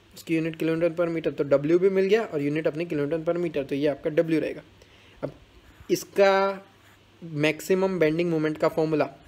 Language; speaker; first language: Hindi; non-native, local second language; Gujarati